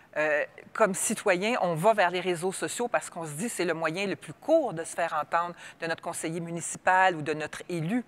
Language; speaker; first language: French; native; French